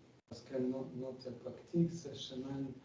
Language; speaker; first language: French; non-native, learner; Russian